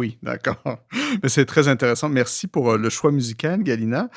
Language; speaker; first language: French; native; French